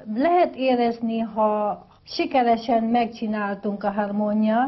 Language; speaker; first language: Hungarian; non-native, learner; Filipino